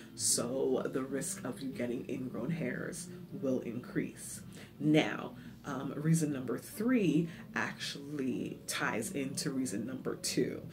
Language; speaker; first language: English; native; English